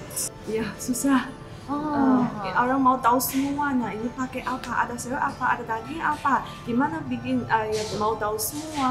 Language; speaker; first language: Indonesian; non-native, learner; Chinese